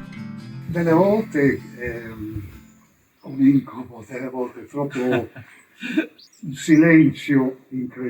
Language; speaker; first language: Italian; early bilingual, heritage; English